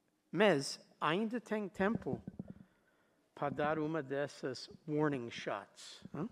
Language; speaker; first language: Portuguese; non-native, fluent; English